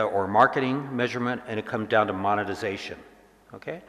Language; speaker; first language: English; native; English